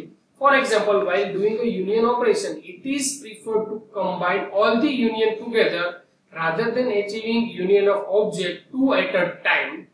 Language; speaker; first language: English; non-native, local second language; Gujarati